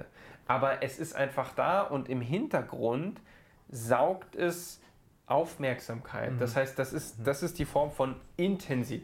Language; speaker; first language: German; native; German